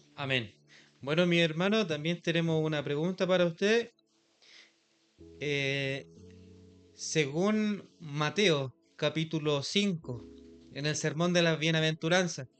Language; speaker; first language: Spanish; native; Spanish